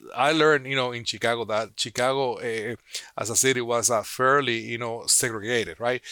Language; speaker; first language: English; non-native, fluent; Spanish